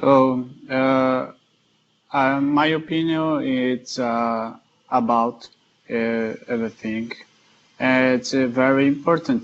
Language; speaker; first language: English; non-native, learner; Portuguese